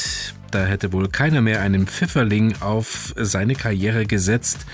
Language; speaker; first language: German; native; German